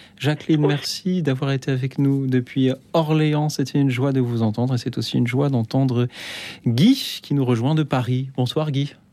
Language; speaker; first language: French; native; French